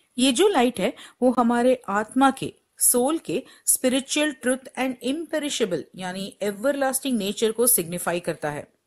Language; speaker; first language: Hindi; non-native, local second language; Gujarati